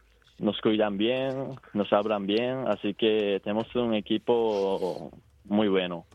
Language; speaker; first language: Spanish; non-native, fluent; Japanese